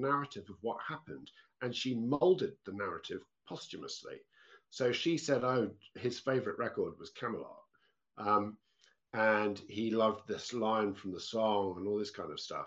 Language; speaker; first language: English; native; English